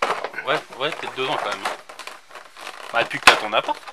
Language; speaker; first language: French; native; French